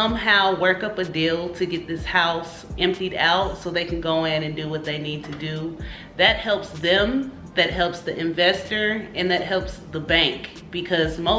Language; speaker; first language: English; native; English